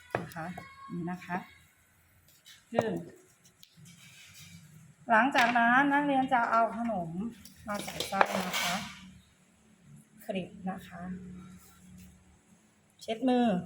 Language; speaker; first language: Thai; native; Thai